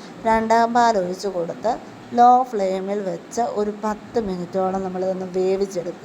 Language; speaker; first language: Malayalam; native; Malayalam